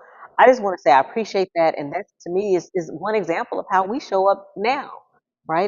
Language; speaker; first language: English; native; English